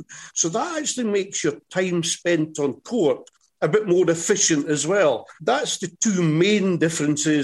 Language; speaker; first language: English; native; English